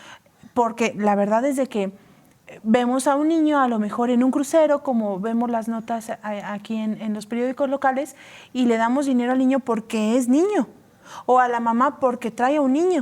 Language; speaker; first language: Spanish; native; Spanish